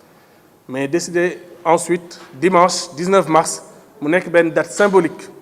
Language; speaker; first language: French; non-native, local second language; Wolof